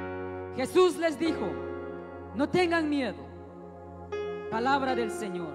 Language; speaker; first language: Spanish; native; Spanish